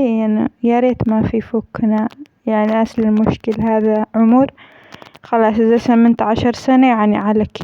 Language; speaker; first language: Arabic; non-native, learner; Amharic